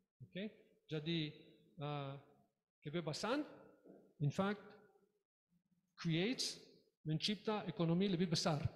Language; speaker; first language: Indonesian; non-native, learner; English